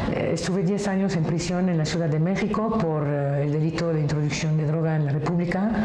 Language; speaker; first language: Spanish; non-native, fluent; French